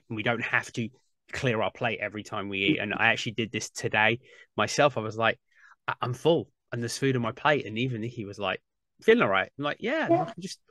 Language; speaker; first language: English; native; English